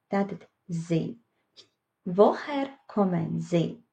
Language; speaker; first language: German; non-native, fluent; Latvian